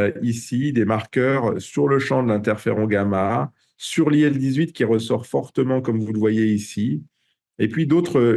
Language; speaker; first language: French; native; French